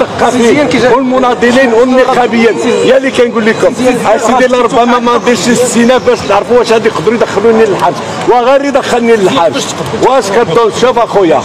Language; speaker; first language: Arabic; native; Arabic